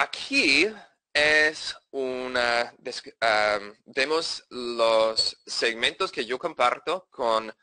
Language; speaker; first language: Spanish; non-native, fluent; English